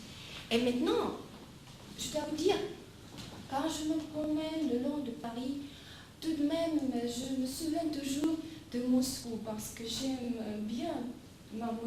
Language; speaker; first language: French; non-native, fluent; Russian